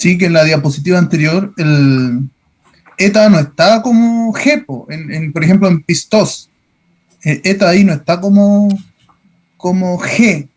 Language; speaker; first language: Spanish; native; Spanish